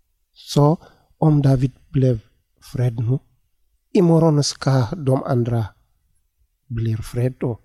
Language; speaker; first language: Swedish; non-native, learner; Tigrinya